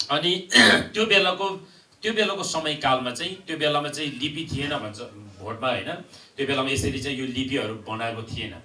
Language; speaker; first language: Nepali; non-native, local second language; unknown